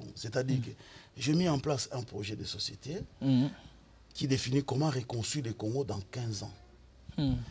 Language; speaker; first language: French; non-native, local second language; Lingala